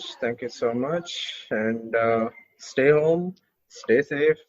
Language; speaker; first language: English; non-native, local second language; Hindi